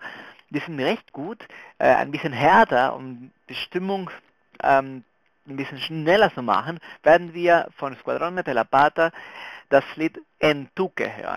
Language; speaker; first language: German; non-native, fluent; Spanish